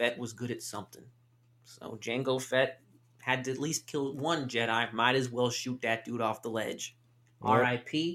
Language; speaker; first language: English; native; English